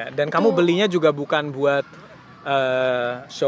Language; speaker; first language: Indonesian; native; Indonesian